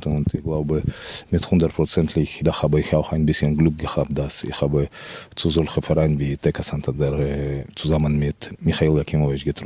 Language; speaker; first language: German; non-native, fluent; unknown